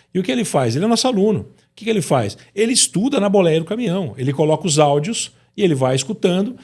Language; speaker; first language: Portuguese; native; Portuguese